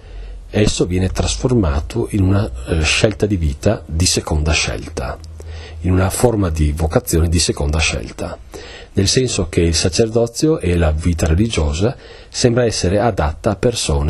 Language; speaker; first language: Italian; native; Italian